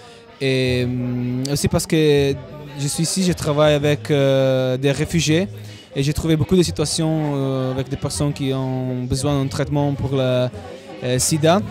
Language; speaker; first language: French; non-native, fluent; Italian